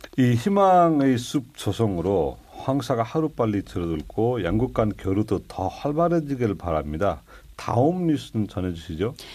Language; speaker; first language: Korean; non-native, fluent; Nepali